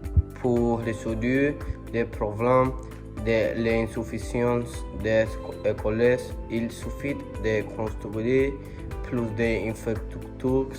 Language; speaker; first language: French; non-native, learner; Spanish